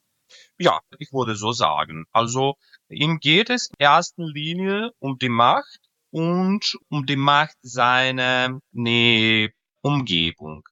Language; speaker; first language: German; non-native, fluent; Serbian